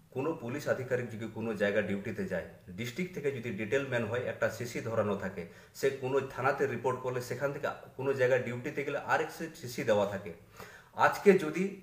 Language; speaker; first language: Bangla; non-native, local second language; Santali